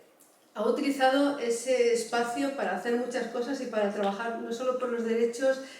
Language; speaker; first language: Spanish; native; Spanish